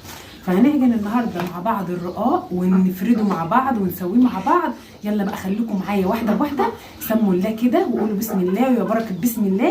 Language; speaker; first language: Arabic; native; Arabic